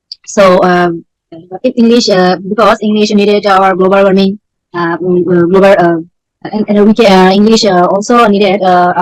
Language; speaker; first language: English; non-native, learner; Bangla